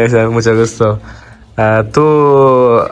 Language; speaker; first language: Spanish; non-native, learner; Malayalam